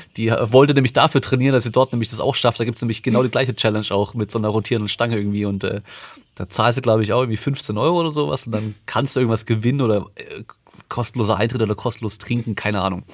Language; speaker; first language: German; native; German